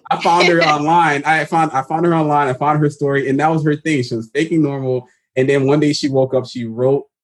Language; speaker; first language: English; early bilingual, other home language; Haitian Creole